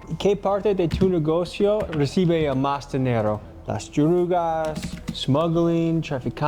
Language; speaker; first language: Spanish; non-native, learner; English